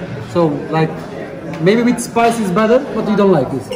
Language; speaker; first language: English; non-native, learner; Turkish